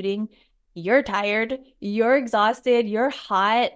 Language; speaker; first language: English; native; English